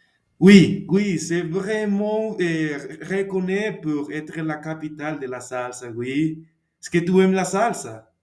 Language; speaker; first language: French; non-native, learner; Spanish